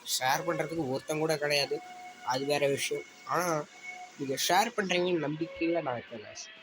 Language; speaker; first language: Tamil; non-native, local second language; Urdu